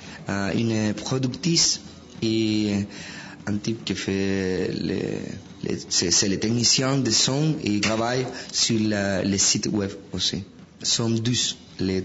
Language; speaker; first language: French; non-native, fluent; Spanish